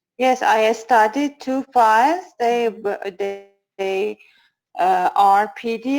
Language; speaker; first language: English; non-native, learner; Persian